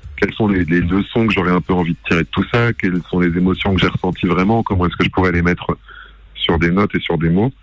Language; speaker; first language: French; early bilingual, other home language; Arabic